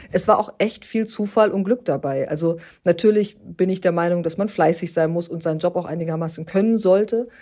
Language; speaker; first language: German; early bilingual, other home language; Turkish